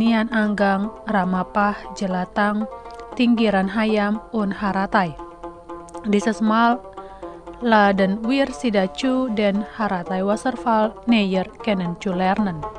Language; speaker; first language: German; non-native, fluent; Indonesian